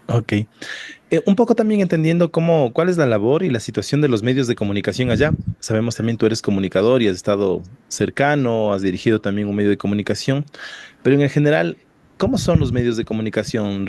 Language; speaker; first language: Spanish; native; Spanish